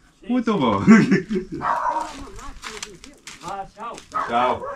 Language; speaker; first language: Portuguese; non-native, learner; English